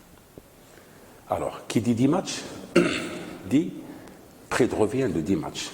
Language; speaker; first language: French; non-native, local second language; Arabic